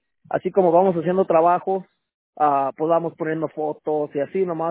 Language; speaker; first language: Spanish; early bilingual, heritage; Spanish